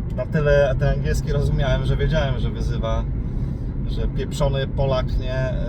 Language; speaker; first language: Polish; native; Polish